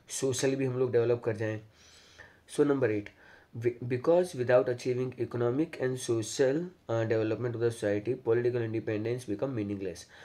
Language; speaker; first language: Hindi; non-native, local second language; Gujarati